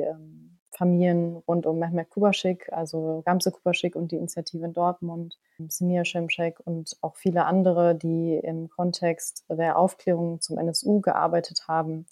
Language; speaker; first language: German; native; German